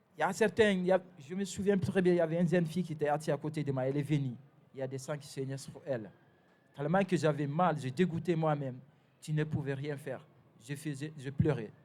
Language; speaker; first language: French; non-native, fluent; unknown